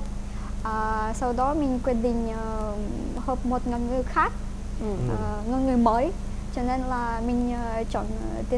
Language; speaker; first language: Vietnamese; non-native, fluent; Ukrainian